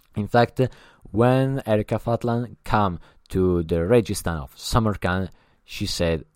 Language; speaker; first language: English; non-native, learner; Italian